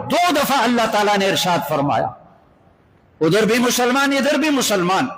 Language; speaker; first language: Urdu; non-native, local second language; Northern Hindko